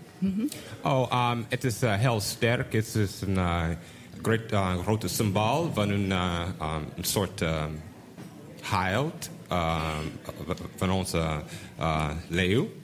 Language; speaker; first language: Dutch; non-native, learner; English